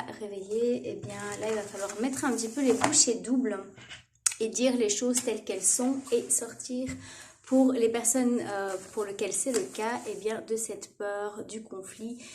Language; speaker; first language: French; native; French